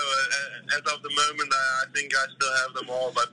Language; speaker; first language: English; non-native, fluent; German